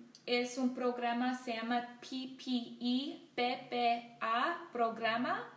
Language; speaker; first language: Spanish; non-native, learner; English